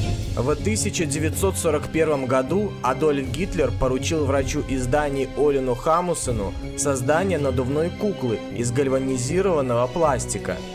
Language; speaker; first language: Russian; native; Russian